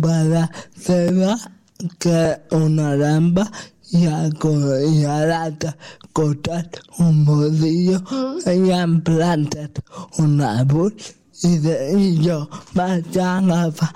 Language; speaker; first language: Catalan; non-native, local second language; Spanish